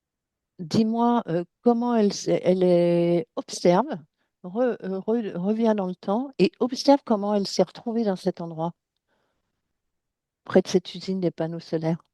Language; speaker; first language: French; native; French